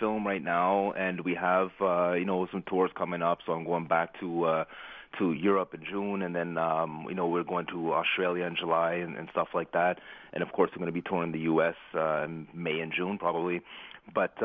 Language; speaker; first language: English; native; English